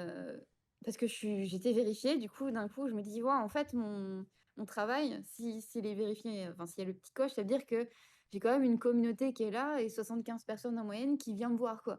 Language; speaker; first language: French; native; French